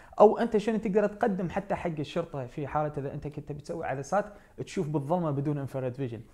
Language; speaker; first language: Arabic; native; Arabic